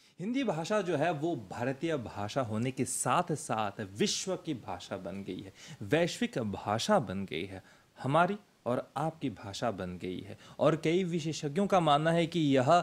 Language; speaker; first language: Hindi; early bilingual, heritage; Hindi